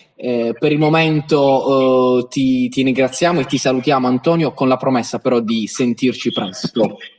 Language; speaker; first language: Italian; native; Italian